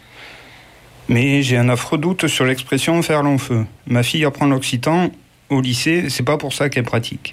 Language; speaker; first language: French; native; French